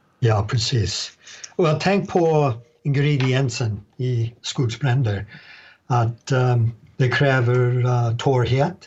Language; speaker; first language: Swedish; non-native, fluent; English